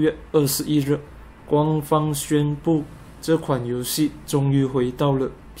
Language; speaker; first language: Chinese; native; Chinese